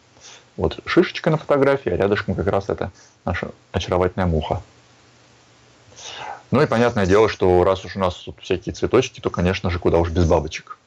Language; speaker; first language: Russian; native; Russian